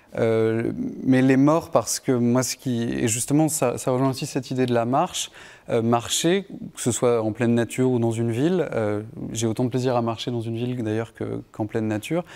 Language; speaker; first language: French; native; French